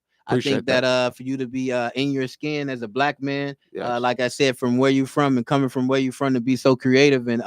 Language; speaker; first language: English; native; English